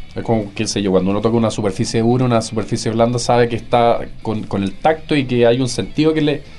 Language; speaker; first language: Spanish; native; Spanish